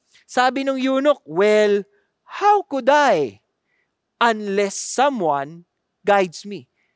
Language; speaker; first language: English; non-native, local second language; Filipino